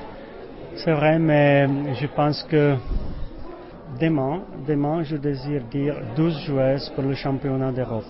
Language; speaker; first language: French; non-native, learner; Czech